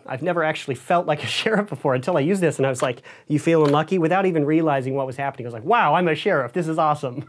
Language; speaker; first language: English; native; English